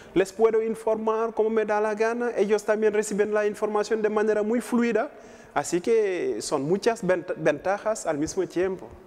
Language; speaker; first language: Spanish; non-native, fluent; Wolof